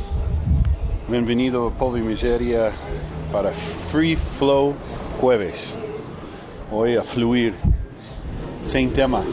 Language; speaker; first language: Spanish; non-native, fluent; Portuguese